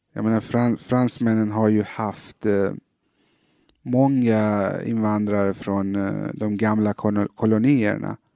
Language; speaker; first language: Swedish; early bilingual, other home language; Persian